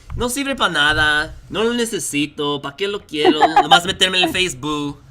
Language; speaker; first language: Spanish; early bilingual, heritage; Spanish